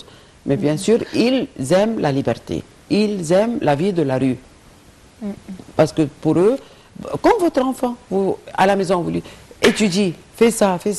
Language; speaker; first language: French; non-native, fluent; Arabic